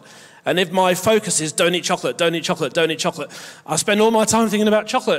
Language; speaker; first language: English; native; English